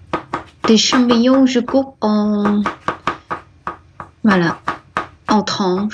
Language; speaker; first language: French; non-native, learner; Vietnamese